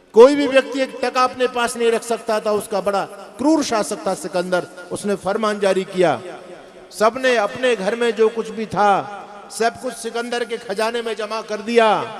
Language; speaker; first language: Hindi; native; Hindi